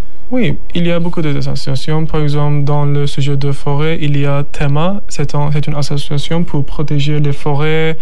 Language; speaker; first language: French; non-native, learner; Turkish